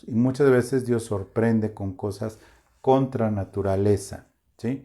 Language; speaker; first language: Spanish; native; Spanish